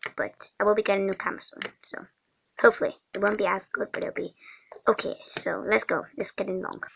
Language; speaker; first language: English; non-native, fluent; Swedish